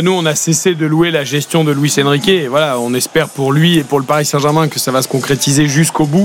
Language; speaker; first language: French; native; French